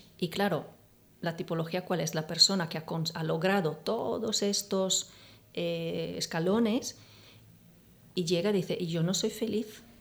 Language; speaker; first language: Spanish; non-native, fluent; Italian